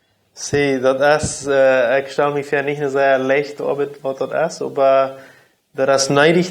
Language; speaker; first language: German; non-native, local second language; Low German